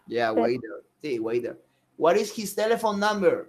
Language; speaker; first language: English; non-native, fluent; Spanish